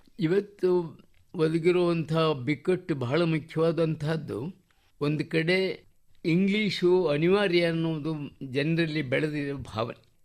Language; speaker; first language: Kannada; native; Kannada